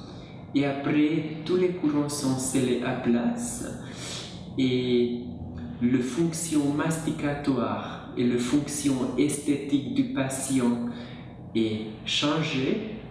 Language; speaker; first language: French; non-native, fluent; Hungarian